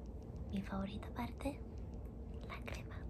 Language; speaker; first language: Spanish; early bilingual, heritage; Spanish